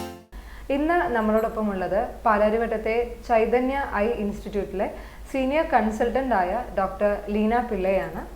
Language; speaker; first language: Malayalam; native; Malayalam